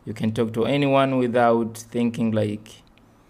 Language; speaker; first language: English; non-native, local second language; Swahili